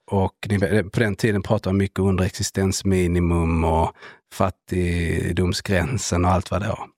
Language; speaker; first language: Swedish; early bilingual, other home language; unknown